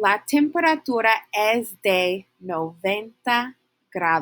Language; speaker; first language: Spanish; non-native, fluent; English